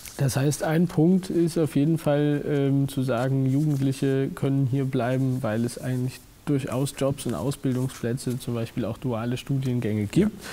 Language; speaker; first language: German; native; German